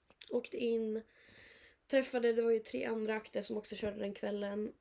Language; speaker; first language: Swedish; native; Swedish